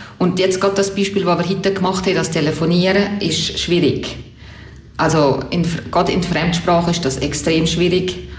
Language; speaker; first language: German; native; German